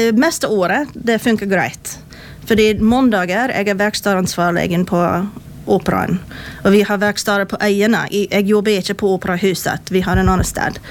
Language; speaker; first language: Norwegian; non-native, fluent; English